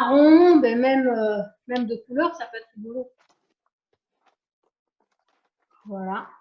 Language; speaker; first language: French; native; French